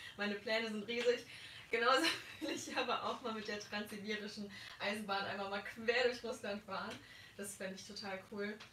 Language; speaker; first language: German; native; German